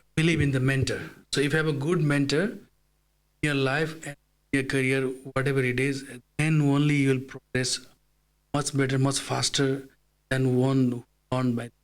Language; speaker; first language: English; non-native, fluent; Nepali